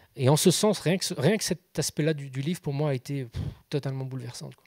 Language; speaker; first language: French; native; French